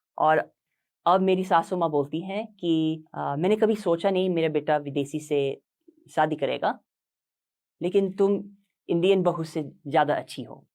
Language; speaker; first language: Hindi; non-native, fluent; English